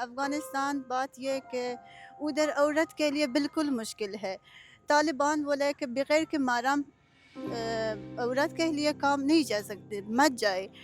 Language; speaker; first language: Urdu; non-native, learner; Persian